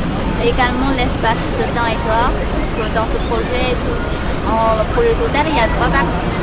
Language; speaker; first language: French; non-native, learner; Chinese